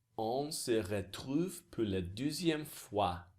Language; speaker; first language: French; non-native, fluent; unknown